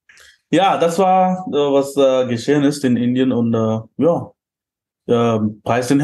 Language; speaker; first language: German; non-native, fluent; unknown